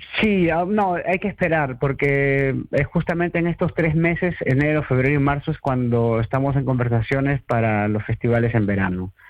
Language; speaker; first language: Spanish; native; Spanish